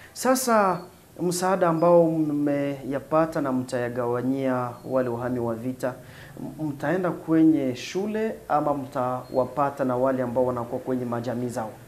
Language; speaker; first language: Swahili; non-native, local second language; Nande